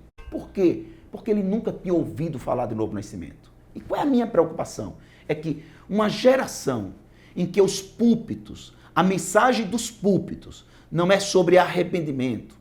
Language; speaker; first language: Portuguese; native; Portuguese